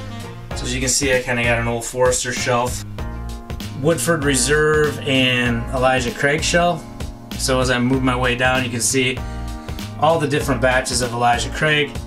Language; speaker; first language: English; native; English